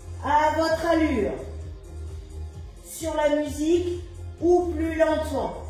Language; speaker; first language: French; native; French